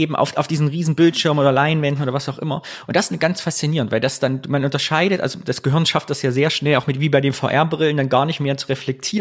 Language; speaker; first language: German; native; German